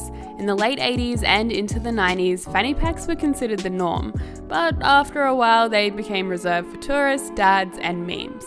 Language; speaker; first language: English; native; English